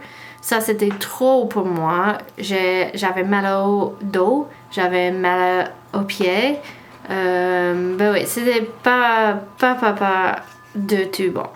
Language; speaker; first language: French; non-native, learner; English